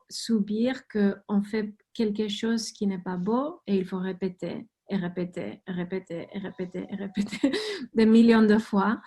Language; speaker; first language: French; non-native, fluent; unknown